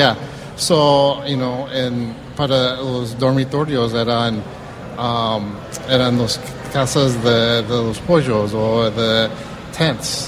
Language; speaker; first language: Spanish; early bilingual, heritage; English